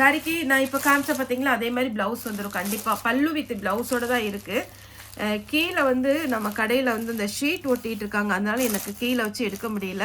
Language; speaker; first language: Tamil; native; Tamil